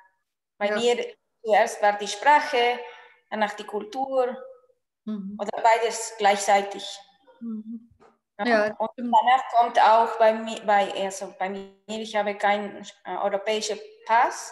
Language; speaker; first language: German; non-native, fluent; Spanish